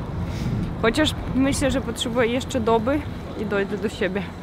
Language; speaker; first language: Polish; non-native, fluent; Russian